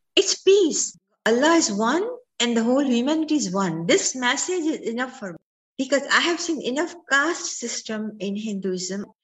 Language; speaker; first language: English; non-native, local second language; Sindhi